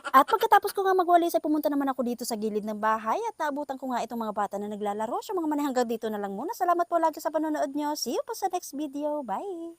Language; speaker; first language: Filipino; non-native, local second language; Bikol